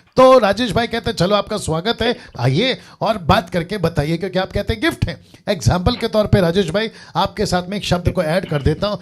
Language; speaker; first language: Hindi; native; Hindi